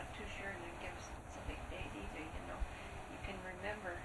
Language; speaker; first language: English; native; English